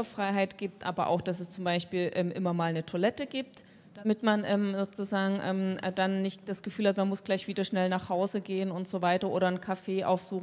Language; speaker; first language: German; native; German